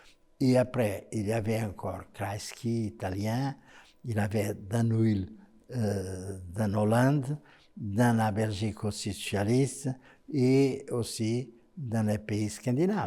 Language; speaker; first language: French; non-native, fluent; Portuguese